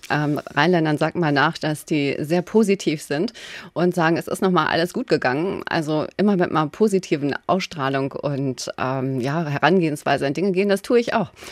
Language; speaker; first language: German; native; German